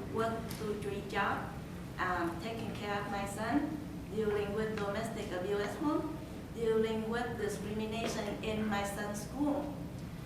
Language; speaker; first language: English; non-native, learner; Vietnamese